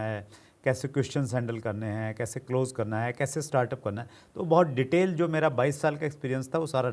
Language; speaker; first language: Hindi; native; Hindi